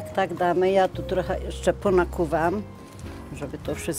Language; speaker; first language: Polish; native; Polish